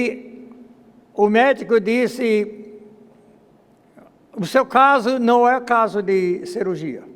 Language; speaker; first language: Portuguese; non-native, fluent; English